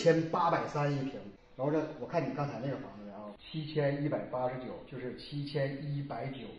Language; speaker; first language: Chinese; native; Chinese